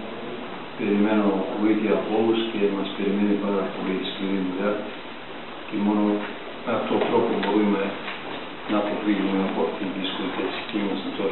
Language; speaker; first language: Greek; non-native, fluent; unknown